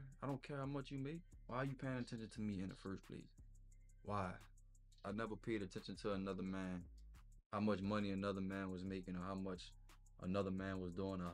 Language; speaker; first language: English; native; English